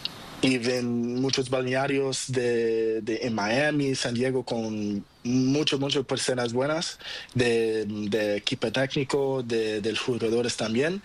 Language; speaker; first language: Spanish; non-native, learner; Portuguese